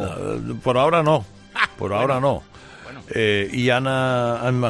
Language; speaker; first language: Spanish; native; Spanish